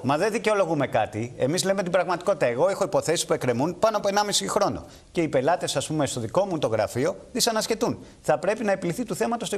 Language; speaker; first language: Greek; native; Greek